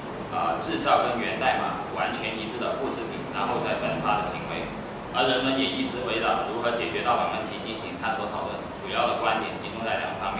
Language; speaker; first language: Chinese; native; Chinese